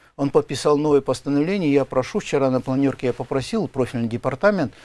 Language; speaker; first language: Russian; native; Russian